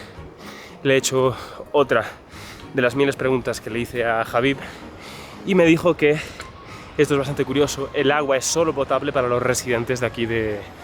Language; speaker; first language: Spanish; native; Spanish